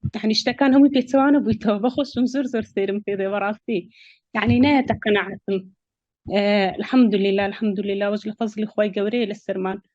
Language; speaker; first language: Central Kurdish; native; Central Kurdish